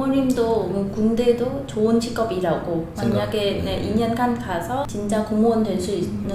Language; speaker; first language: Korean; non-native, learner; Vietnamese